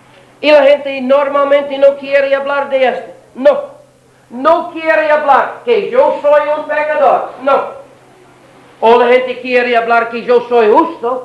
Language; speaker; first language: Portuguese; non-native, learner; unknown